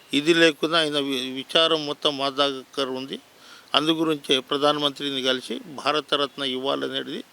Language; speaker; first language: Telugu; non-native, local second language; Lambadi